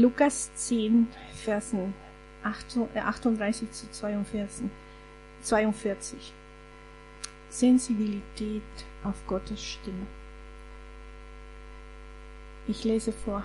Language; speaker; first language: German; non-native, fluent; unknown